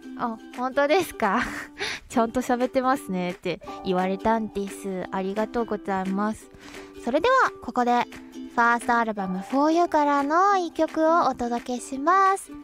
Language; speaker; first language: Japanese; non-native, fluent; Chinese